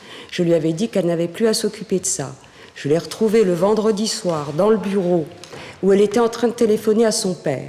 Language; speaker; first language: French; native; French